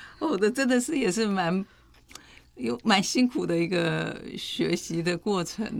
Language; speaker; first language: Chinese; native; Chinese